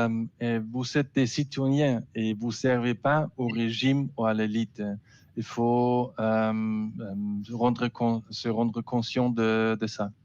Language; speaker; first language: French; non-native, learner; German